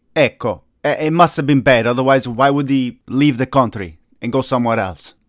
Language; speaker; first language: English; non-native, fluent; Italian